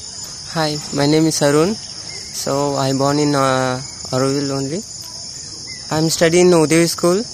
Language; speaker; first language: English; non-native, local second language; Tamil